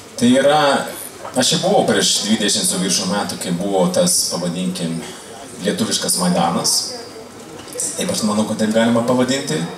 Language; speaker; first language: Lithuanian; non-native, fluent; Swedish